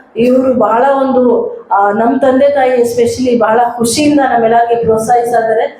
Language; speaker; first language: Kannada; non-native, local second language; Urdu